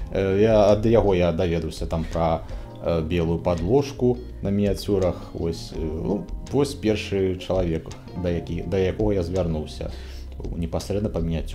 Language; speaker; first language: Belarusian; non-native, local second language; Russian